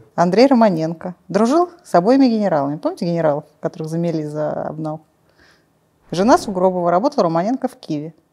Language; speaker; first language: Russian; native; Russian